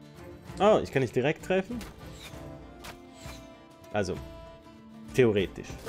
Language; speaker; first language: German; native; German